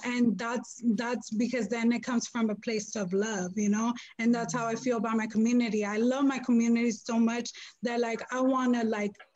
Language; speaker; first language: English; early bilingual, other home language; Spanish